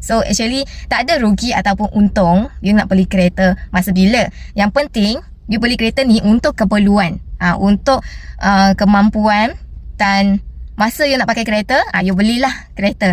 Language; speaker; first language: Malay; native; Malay